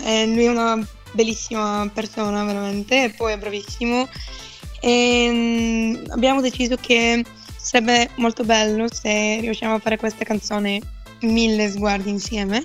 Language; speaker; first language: Italian; non-native, fluent; Bulgarian